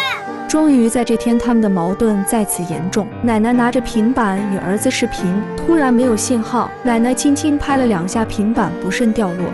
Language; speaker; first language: Chinese; native; Chinese